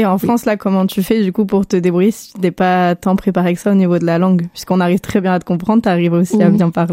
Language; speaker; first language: French; native; French